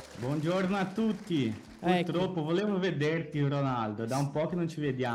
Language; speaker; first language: Italian; non-native, fluent; Portuguese